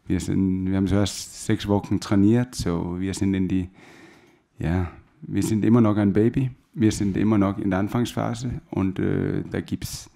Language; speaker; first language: German; non-native, fluent; Danish